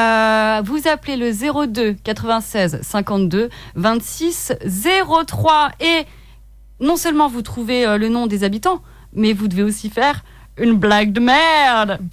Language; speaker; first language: French; native; French